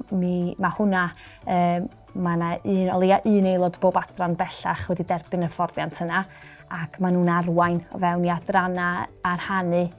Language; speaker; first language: Welsh; native; Welsh